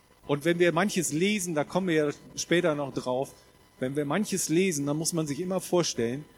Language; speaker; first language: German; native; German